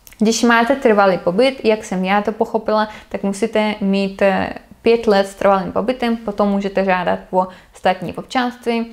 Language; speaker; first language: Czech; non-native, fluent; Russian